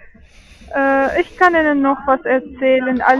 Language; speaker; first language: German; non-native, fluent; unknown